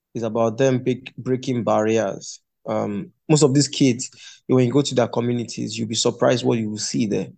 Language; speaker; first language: English; non-native, local second language; Yoruba